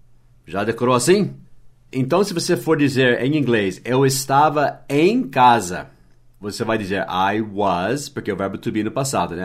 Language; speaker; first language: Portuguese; non-native, fluent; English